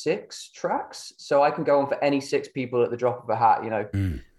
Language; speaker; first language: English; native; English